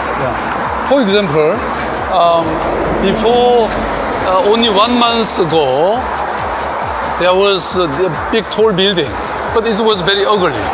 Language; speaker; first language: English; non-native, learner; Korean